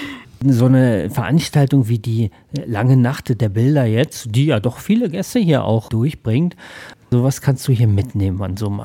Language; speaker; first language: German; native; German